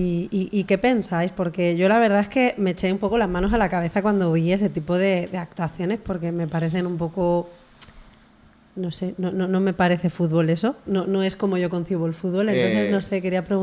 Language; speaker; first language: Spanish; native; Spanish